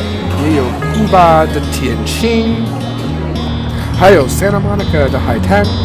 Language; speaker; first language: Chinese; non-native, fluent; English